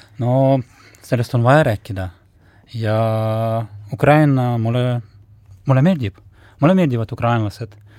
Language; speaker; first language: Estonian; non-native, local second language; Russian